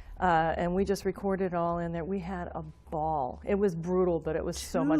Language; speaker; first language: English; native; English